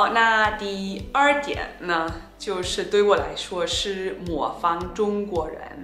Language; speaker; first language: Chinese; non-native, fluent; German